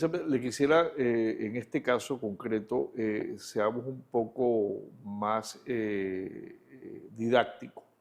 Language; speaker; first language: Spanish; native; Spanish